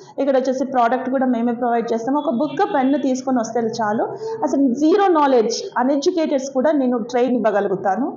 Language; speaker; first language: Telugu; native; Telugu